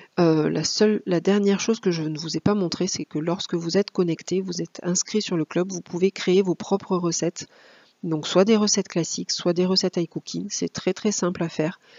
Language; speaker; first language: French; native; French